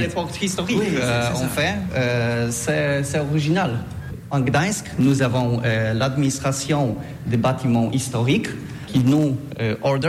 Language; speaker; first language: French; non-native, learner; Polish